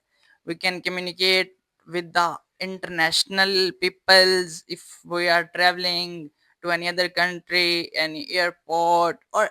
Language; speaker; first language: English; non-native, fluent; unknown